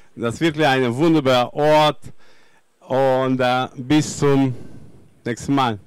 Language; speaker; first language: German; non-native, learner; Russian